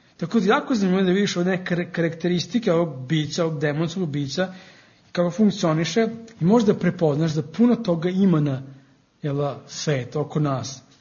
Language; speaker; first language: Serbian; non-native, fluent; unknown